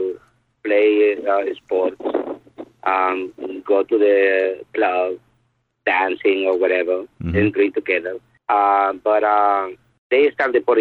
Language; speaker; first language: English; non-native, fluent; Spanish